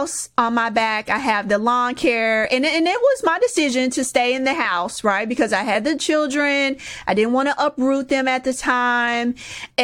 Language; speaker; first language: English; native; English